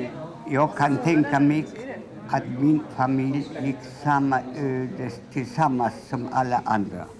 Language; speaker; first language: Swedish; non-native, fluent; Polish